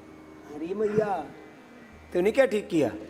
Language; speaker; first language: Hindi; native; Hindi